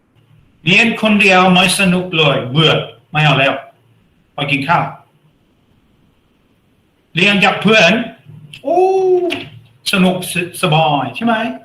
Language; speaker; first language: Thai; non-native, learner; English